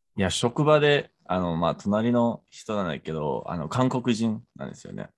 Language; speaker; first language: Japanese; non-native, fluent; English